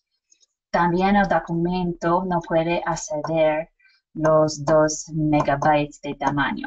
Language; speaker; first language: Spanish; non-native, fluent; English